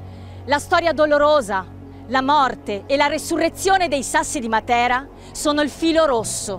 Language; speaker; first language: Italian; native; Italian